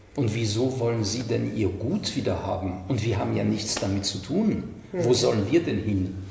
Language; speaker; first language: German; non-native, fluent; French